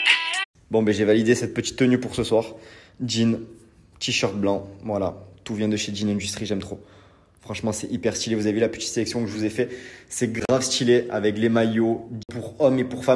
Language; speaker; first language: French; native; French